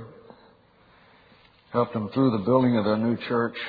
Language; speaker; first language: English; native; English